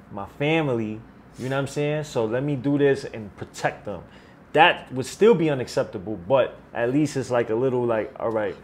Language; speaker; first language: English; native; English